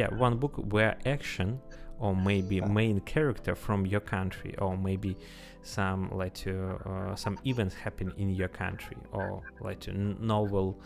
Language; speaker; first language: English; non-native, learner; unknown